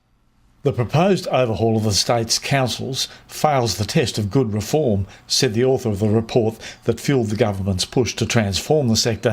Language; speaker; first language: English; native; English